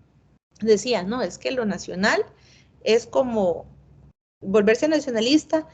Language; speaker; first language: Spanish; native; Spanish